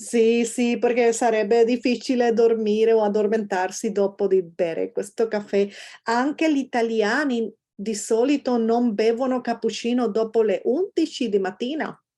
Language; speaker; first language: Italian; non-native, fluent; Spanish